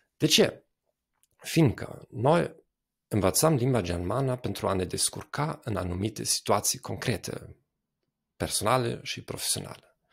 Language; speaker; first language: Romanian; non-native, fluent; German